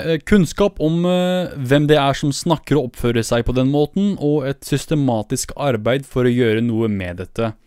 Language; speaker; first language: Norwegian; early bilingual, other home language; Kurdish